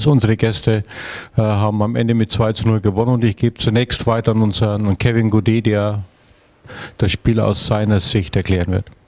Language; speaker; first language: German; native; German